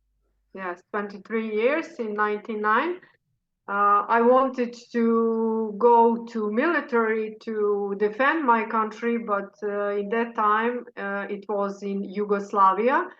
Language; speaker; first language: English; non-native, fluent; Serbian